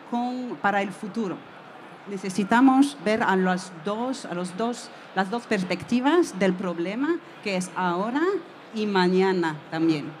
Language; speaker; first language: Spanish; non-native, fluent; French